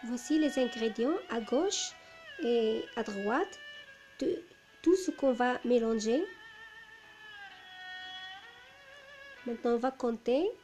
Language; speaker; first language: French; non-native, local second language; Arabic